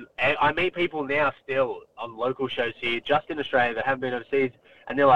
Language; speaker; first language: English; native; English